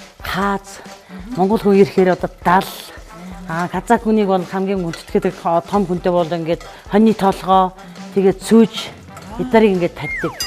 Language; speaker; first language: Mongolian; non-native, local second language; Kazakh